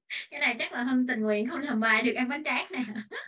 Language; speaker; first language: Vietnamese; native; Vietnamese